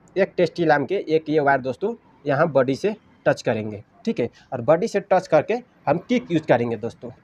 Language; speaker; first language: Hindi; native; Hindi